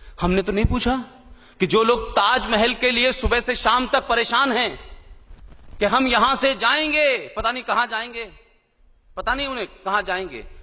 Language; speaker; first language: Hindi; native; Hindi